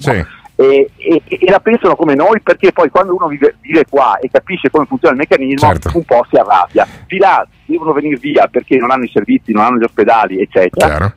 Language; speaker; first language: Italian; native; Italian